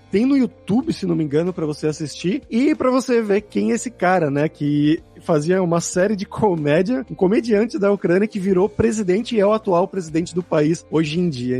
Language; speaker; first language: Portuguese; native; Portuguese